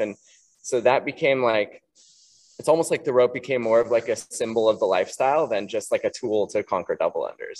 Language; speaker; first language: English; native; English